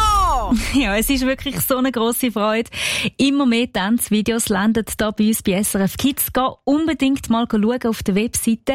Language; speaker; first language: German; native; German